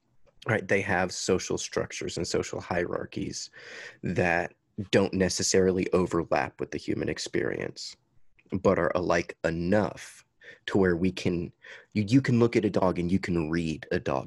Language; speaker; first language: English; native; English